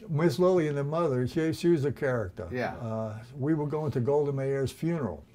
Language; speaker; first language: English; native; English